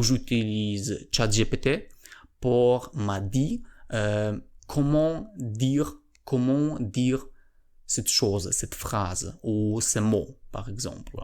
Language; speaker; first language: French; non-native, learner; Polish